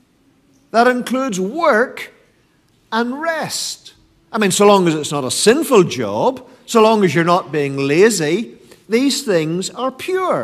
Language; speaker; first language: English; native; English